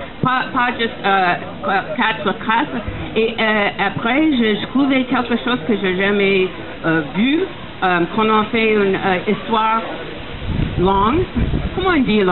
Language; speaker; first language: French; non-native, learner; English